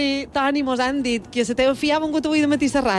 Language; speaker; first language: Catalan; native; Catalan